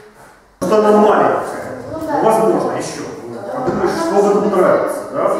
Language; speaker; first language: Russian; native; Russian